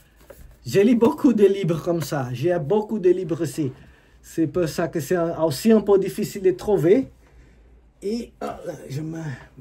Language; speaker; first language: French; non-native, learner; Portuguese